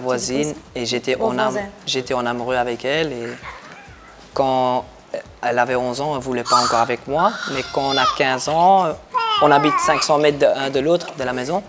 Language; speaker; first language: French; non-native, local second language; Dutch